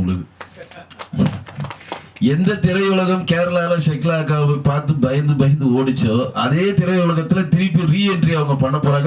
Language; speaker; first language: Tamil; native; Tamil